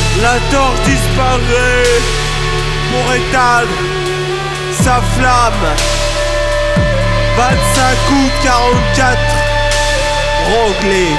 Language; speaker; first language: French; native; French